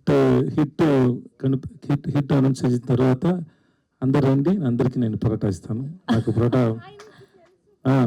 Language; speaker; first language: Telugu; non-native, learner; Tamil